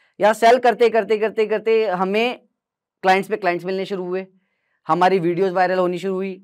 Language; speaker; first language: Hindi; native; Hindi